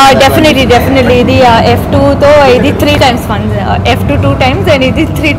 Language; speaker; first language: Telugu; non-native, learner; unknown